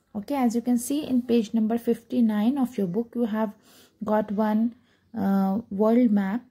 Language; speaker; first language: English; non-native, local second language; Hindi